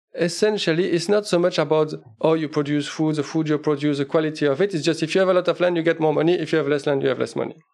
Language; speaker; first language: English; non-native, fluent; French